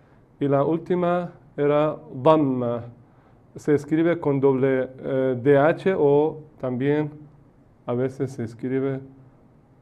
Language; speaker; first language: Spanish; non-native, fluent; Persian